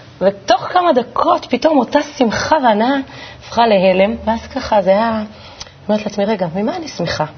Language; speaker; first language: Hebrew; native; Hebrew